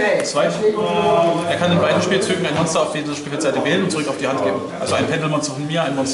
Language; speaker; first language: German; native; German